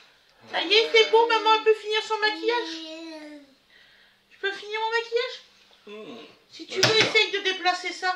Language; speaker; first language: French; native; French